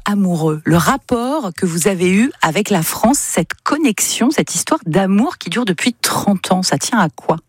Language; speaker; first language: French; native; French